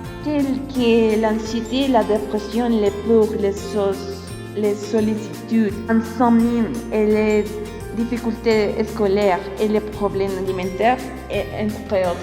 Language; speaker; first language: French; non-native, learner; Spanish